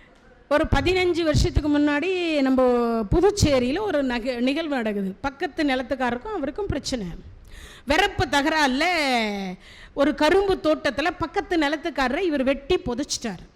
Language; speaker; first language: Tamil; native; Tamil